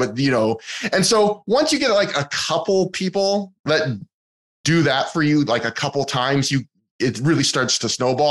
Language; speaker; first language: English; native; English